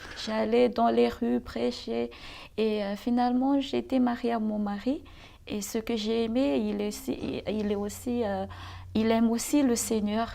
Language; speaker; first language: French; non-native, local second language; Malagasy